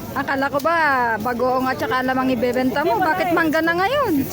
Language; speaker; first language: Filipino; non-native, local second language; Cebuano